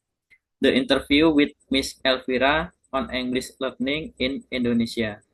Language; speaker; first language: English; non-native, learner; Indonesian